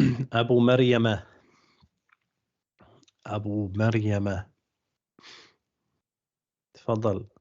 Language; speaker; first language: Arabic; non-native, fluent; English